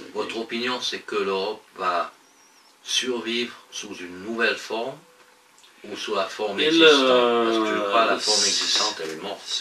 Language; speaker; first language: French; non-native, fluent; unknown